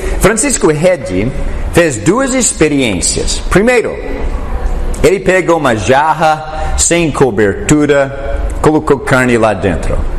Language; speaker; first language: Portuguese; non-native, fluent; English